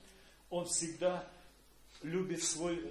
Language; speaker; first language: Polish; non-native, learner; Russian